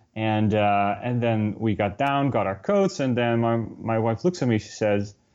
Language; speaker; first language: English; non-native, fluent; Dutch